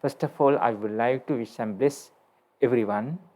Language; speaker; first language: English; non-native, local second language; Sinhala